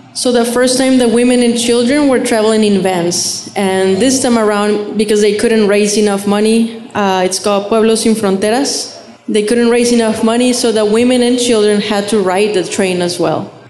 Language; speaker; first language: English; non-native, fluent; Spanish